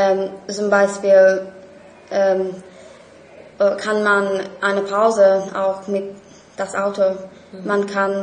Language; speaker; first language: German; non-native, learner; English